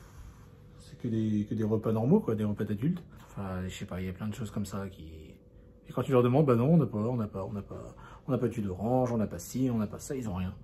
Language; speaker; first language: French; native; French